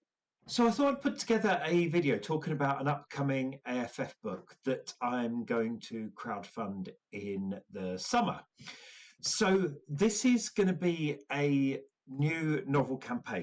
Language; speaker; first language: English; native; English